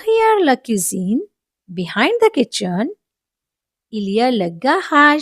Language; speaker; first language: French; non-native, fluent; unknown